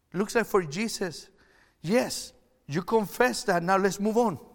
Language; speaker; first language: English; non-native, fluent; Spanish